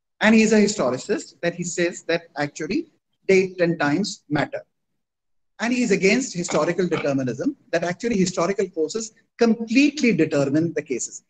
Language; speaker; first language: English; non-native, local second language; Hindi